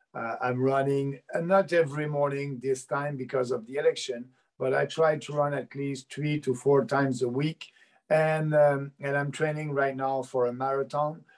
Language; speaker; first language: English; native; English